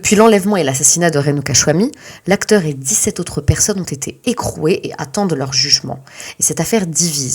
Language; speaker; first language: French; native; French